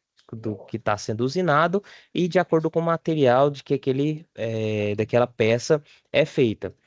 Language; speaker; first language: Portuguese; native; Portuguese